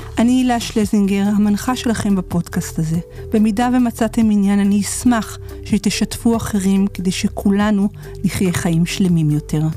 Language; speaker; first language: Hebrew; native; Hebrew